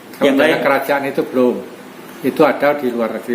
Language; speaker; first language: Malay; non-native, local second language; Javanese